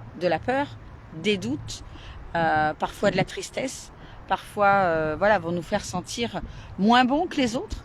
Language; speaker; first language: French; native; French